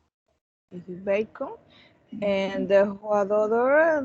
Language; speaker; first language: English; non-native, fluent; Spanish